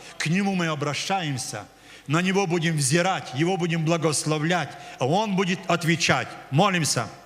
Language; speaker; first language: Russian; non-native, local second language; Ukrainian